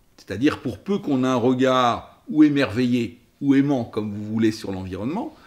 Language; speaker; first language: French; native; French